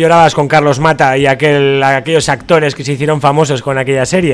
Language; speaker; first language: Spanish; native; Spanish